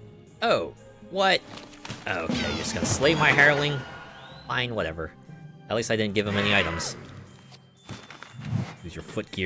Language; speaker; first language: English; native; English